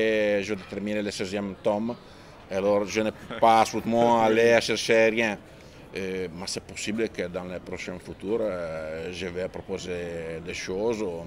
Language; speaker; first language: French; non-native, fluent; Italian